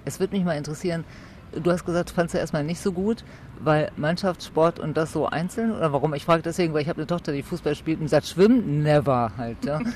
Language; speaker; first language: German; native; German